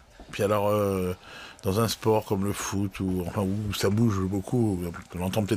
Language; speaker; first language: French; native; French